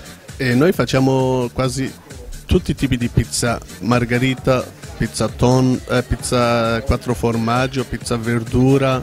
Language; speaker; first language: Italian; non-native, learner; Turkish